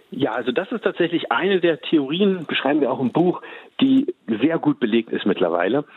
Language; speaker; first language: German; native; German